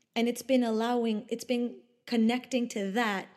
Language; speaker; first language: English; non-native, fluent; Spanish